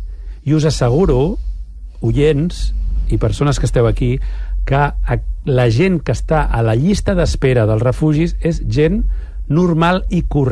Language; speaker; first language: Catalan; native; Catalan